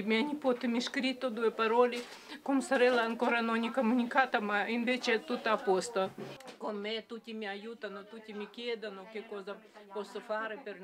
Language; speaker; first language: Italian; non-native, learner; Ukrainian